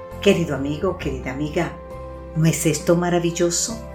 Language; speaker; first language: Spanish; native; Spanish